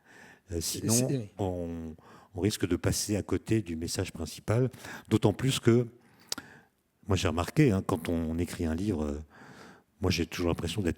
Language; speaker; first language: French; native; French